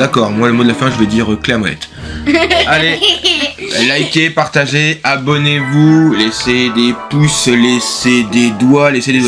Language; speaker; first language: French; native; French